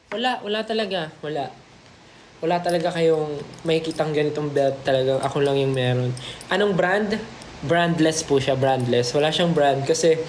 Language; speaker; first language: Filipino; native; Filipino